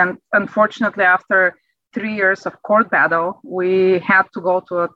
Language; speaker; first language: English; non-native, fluent; Bulgarian